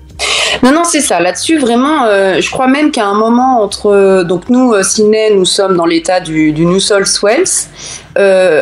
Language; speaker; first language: French; native; French